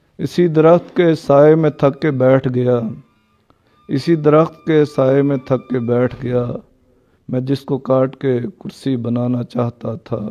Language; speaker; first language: Urdu; non-native, local second language; Punjabi